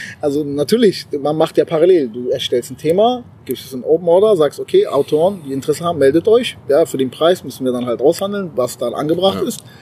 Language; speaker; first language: German; early bilingual, other home language; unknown